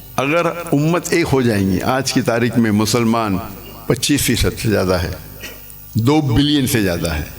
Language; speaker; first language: Urdu; non-native, local second language; English